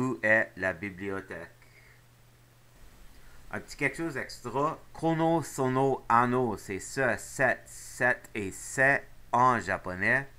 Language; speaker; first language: French; non-native, local second language; English